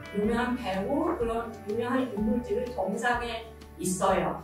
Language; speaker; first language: Korean; non-native, learner; Chinese